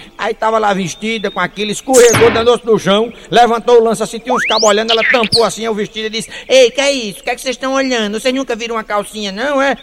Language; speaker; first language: Portuguese; native; Portuguese